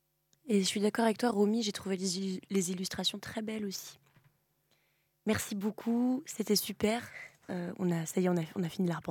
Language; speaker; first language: French; native; French